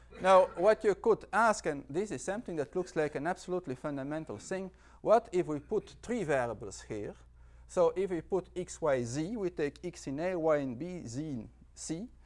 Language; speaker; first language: English; non-native, fluent; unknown